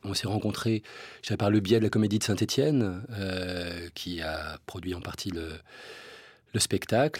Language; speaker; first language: French; native; French